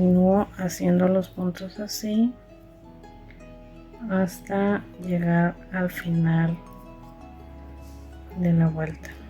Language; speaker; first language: Spanish; native; Spanish